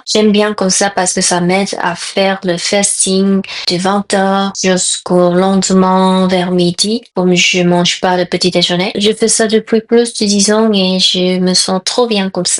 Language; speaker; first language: French; non-native, fluent; Korean